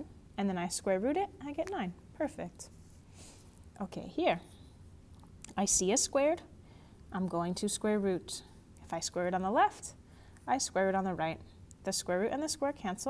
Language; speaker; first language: English; native; English